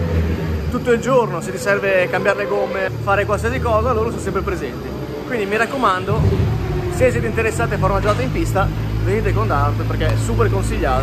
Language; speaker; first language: Italian; native; Italian